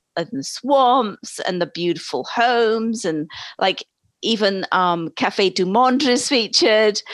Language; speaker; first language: English; native; English